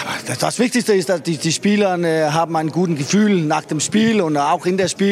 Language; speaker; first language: German; non-native, fluent; Danish